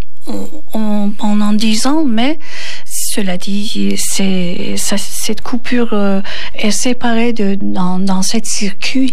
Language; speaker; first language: French; non-native, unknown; Turkish